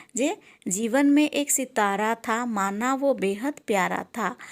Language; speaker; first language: Hindi; non-native, local second language; Assamese